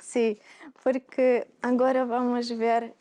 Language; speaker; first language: Portuguese; non-native, fluent; Russian